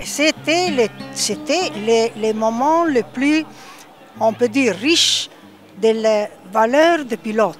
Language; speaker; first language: French; non-native, fluent; Italian